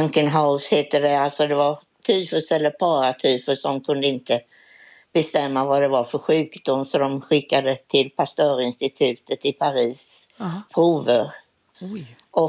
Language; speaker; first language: Swedish; native; Swedish